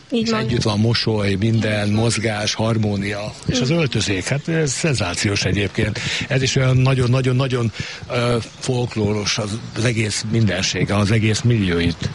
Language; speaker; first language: Hungarian; native; Hungarian